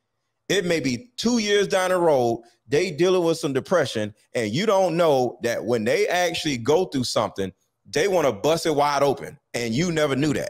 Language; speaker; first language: English; native; English